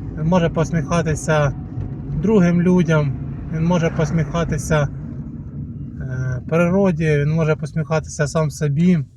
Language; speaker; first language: Ukrainian; non-native, local second language; Russian